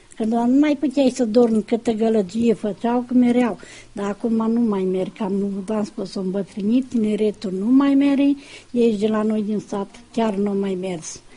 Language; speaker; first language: Romanian; native; Romanian